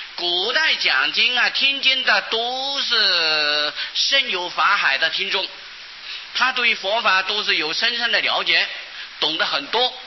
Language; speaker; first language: Chinese; non-native, local second language; Hakka Chinese